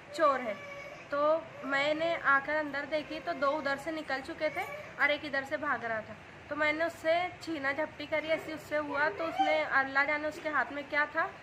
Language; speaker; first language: Hindi; native; Hindi